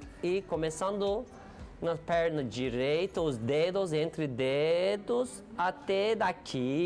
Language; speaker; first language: Portuguese; non-native, learner; Turkish